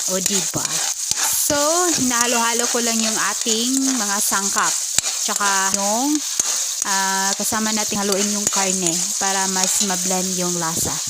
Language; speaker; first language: Filipino; non-native, local second language; Cebuano